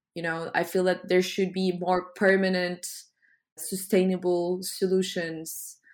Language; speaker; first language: English; non-native, fluent; Portuguese